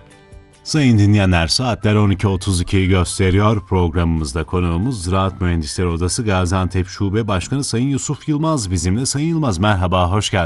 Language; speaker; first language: Turkish; native; Turkish